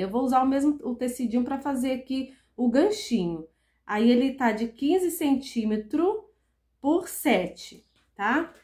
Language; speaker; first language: Portuguese; native; Portuguese